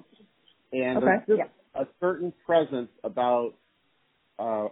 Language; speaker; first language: English; native; English